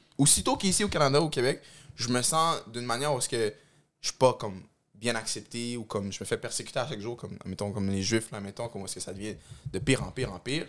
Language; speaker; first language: French; early bilingual, other home language; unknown